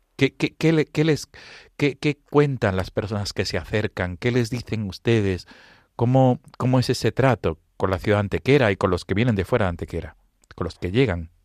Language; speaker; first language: Spanish; native; Spanish